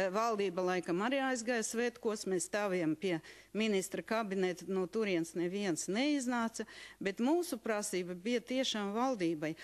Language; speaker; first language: Latvian; non-native, local second language; Russian